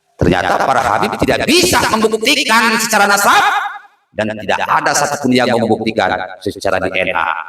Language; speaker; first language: Indonesian; non-native, local second language; Sundanese